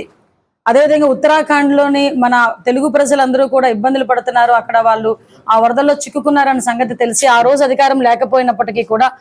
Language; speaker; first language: Telugu; native; Telugu